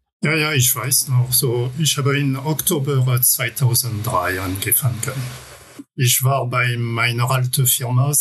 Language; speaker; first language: German; non-native, fluent; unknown